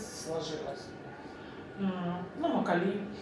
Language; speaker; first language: Russian; native; Russian